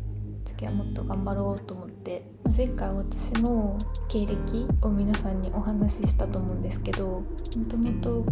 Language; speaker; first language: Japanese; native; Japanese